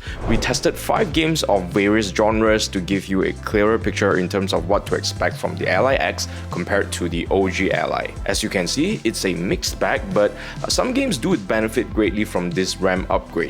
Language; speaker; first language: English; native; English